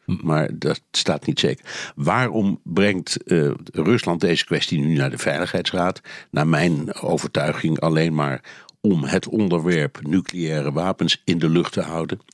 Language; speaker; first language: Dutch; native; Dutch